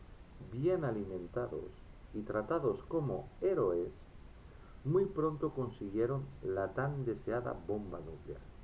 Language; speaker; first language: Spanish; native; Spanish